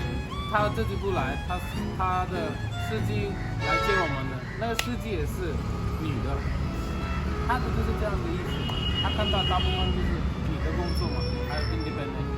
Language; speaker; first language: Chinese; non-native, fluent; Hindi